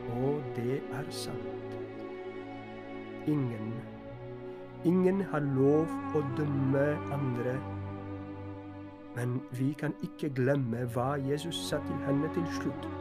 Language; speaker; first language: Norwegian; non-native, fluent; Polish